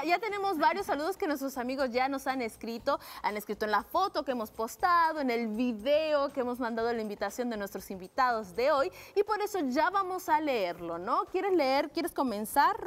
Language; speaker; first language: Spanish; native; Spanish